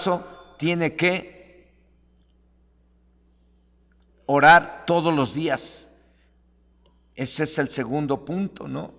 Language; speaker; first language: Spanish; native; Spanish